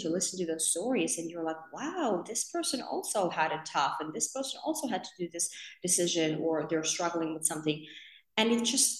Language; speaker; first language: English; non-native, fluent; Finnish